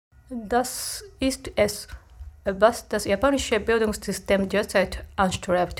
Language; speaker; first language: German; non-native, fluent; Japanese